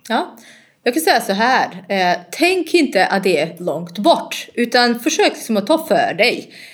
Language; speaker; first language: Swedish; non-native, fluent; Bosnian